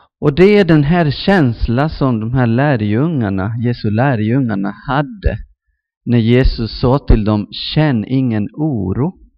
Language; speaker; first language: Swedish; non-native, fluent; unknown